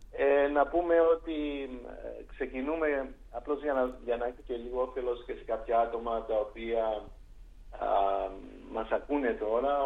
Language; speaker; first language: Greek; native; Greek